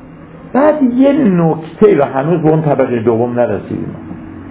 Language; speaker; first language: Persian; native; Persian